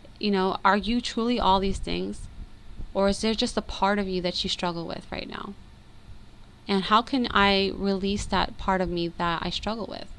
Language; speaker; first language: English; native; English